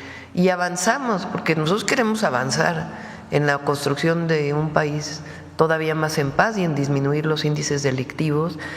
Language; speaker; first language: Spanish; native; Spanish